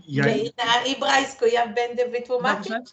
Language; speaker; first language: Polish; non-native, learner; Hebrew